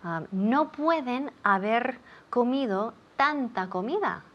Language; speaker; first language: Spanish; non-native, fluent; English